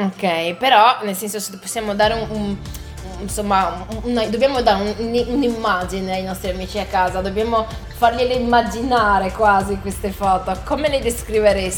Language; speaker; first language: Italian; native; Italian